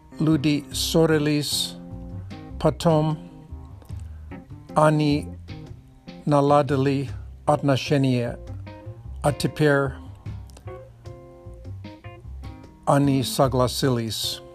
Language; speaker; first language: Russian; non-native, learner; English